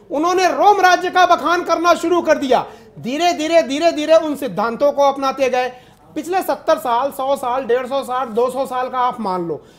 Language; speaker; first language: Hindi; native; Hindi